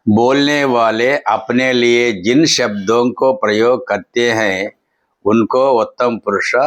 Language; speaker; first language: Hindi; non-native, local second language; Telugu